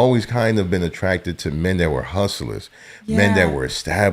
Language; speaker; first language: English; native; English